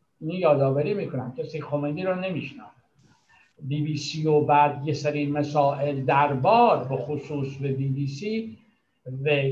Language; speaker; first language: Persian; native; Persian